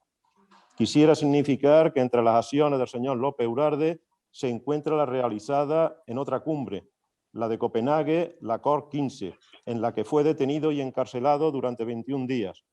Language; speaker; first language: Spanish; native; Spanish